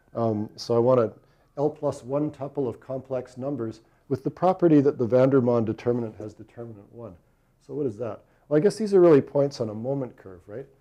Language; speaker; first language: English; native; English